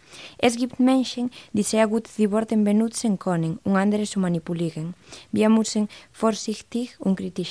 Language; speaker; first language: German; non-native, fluent; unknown